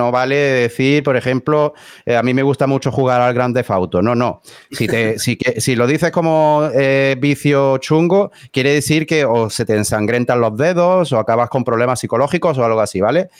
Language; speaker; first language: Spanish; native; Spanish